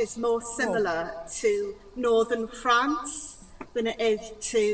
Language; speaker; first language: English; non-native, local second language; Welsh